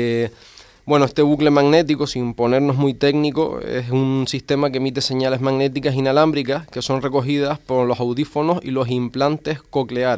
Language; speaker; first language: Spanish; native; Spanish